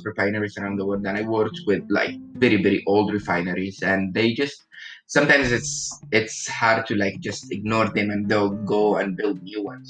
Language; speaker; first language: English; non-native, fluent; Arabic